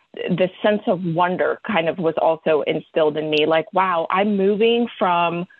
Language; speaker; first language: English; early bilingual, other home language; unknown